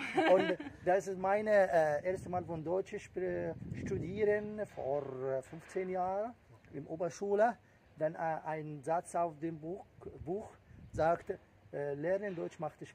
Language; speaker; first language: German; non-native, learner; Arabic